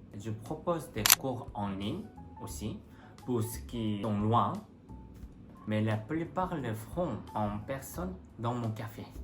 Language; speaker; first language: French; non-native, fluent; Korean